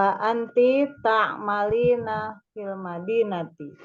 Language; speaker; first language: Arabic; non-native, learner; Indonesian